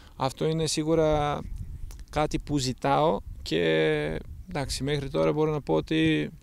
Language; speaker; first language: Greek; non-native, fluent; Serbian